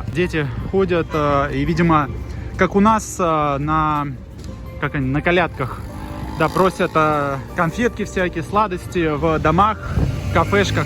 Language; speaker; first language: Russian; native; Russian